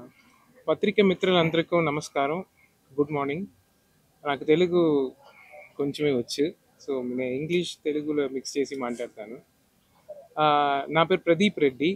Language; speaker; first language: Telugu; non-native, local second language; Tamil